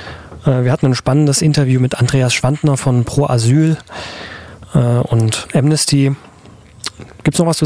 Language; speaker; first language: German; native; German